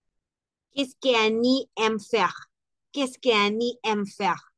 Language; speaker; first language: French; non-native, learner; Spanish